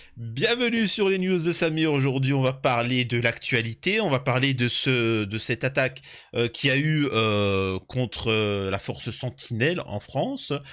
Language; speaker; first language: French; early bilingual, other home language; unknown